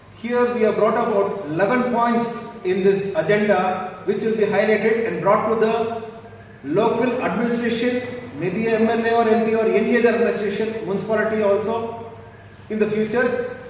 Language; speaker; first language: English; non-native, local second language; Tamil